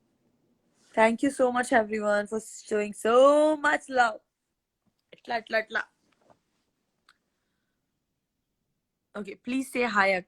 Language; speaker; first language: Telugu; non-native, local second language; Gujarati